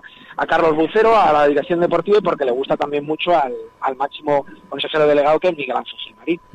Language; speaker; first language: Spanish; native; Spanish